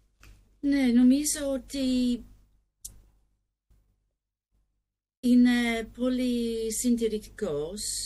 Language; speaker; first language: Greek; non-native, learner; English